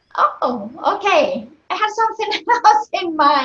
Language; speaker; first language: English; non-native, fluent; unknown